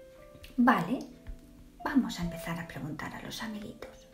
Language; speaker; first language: Spanish; native; Spanish